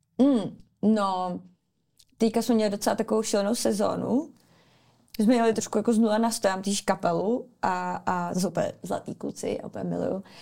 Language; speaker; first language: Czech; early bilingual, other home language; Armenian